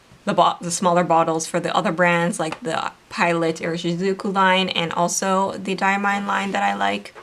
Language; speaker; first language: English; native; English